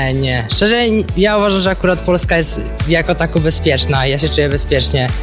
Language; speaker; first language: Polish; native; Polish